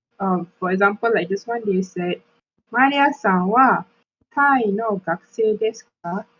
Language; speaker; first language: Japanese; non-native, learner; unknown